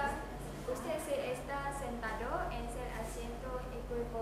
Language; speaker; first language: Spanish; non-native, learner; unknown